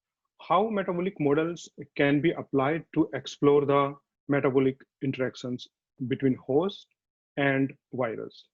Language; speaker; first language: English; non-native, fluent; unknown